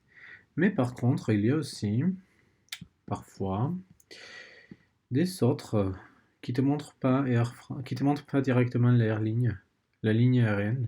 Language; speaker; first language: French; non-native, learner; Spanish